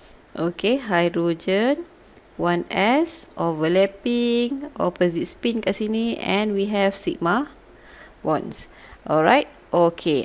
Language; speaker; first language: English; non-native, local second language; Malay